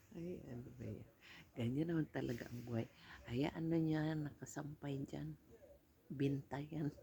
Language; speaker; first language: Filipino; non-native, local second language; Cebuano